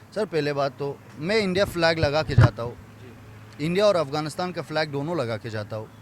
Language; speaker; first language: Hindi; non-native, fluent; Persian